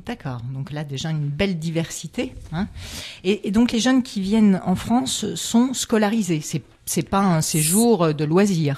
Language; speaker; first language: French; native; French